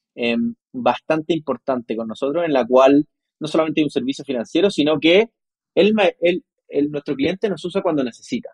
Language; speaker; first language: Spanish; native; Spanish